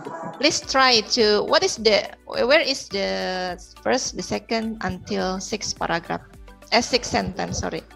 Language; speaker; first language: English; non-native, learner; Indonesian